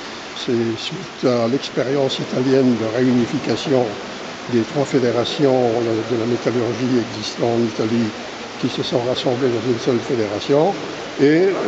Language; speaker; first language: French; native; French